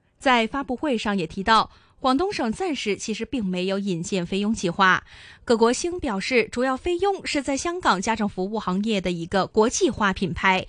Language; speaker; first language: Chinese; non-native, local second language; Cantonese